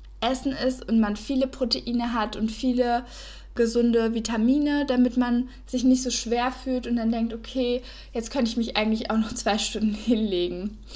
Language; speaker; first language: German; native; German